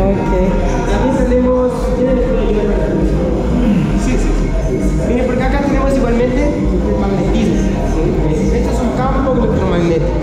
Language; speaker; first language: Spanish; native; Spanish